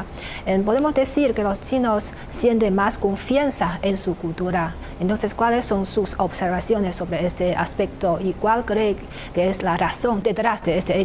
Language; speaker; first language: Spanish; non-native, fluent; Chinese